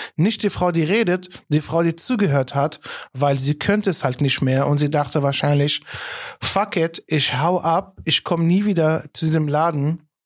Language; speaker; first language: German; non-native, fluent; Arabic